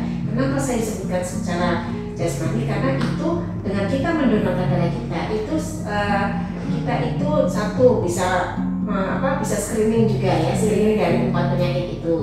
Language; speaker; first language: Indonesian; native; Indonesian